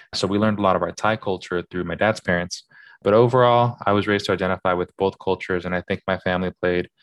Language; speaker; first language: English; early bilingual, other home language; Spanish